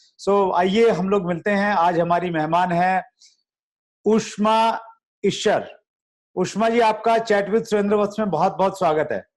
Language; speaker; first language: Hindi; native; Hindi